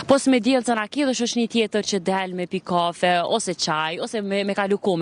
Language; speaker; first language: Albanian; native; Albanian